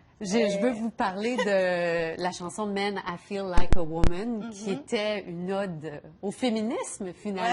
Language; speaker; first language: French; native; French